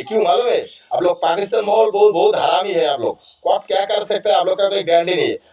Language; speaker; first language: Hindi; non-native, local second language; Bangla